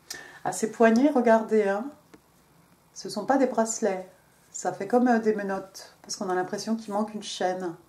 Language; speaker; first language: French; native; French